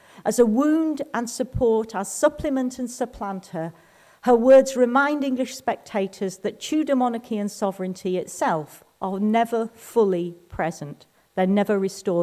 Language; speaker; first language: English; native; English